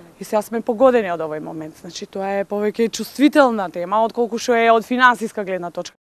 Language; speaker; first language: Macedonian; native; Macedonian